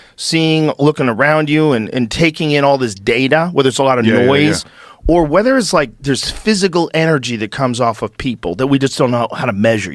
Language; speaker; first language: English; native; English